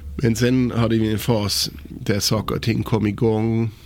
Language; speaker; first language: Swedish; non-native, fluent; German